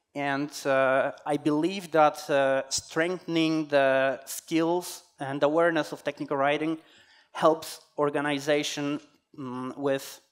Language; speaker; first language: English; non-native, fluent; Polish